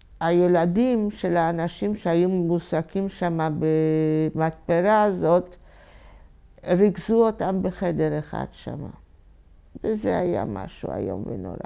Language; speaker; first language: Hebrew; non-native, fluent; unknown